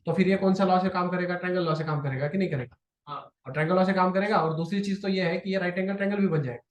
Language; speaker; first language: Hindi; non-native, local second language; Marathi